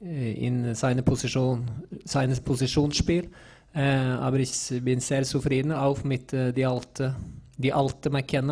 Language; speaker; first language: German; non-native, learner; Norwegian